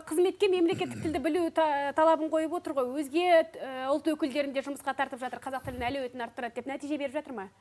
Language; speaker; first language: Kazakh; native; Kazakh